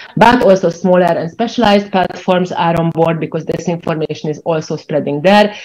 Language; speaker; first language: English; non-native, fluent; Ukrainian